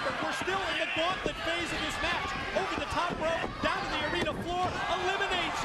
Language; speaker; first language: English; native; English